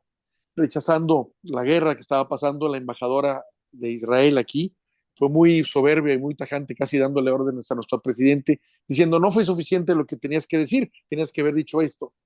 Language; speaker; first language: Spanish; native; Spanish